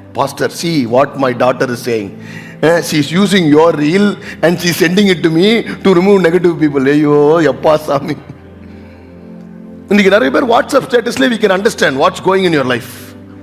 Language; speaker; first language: English; non-native, local second language; Tamil